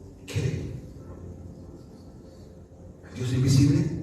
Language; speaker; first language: Spanish; native; Spanish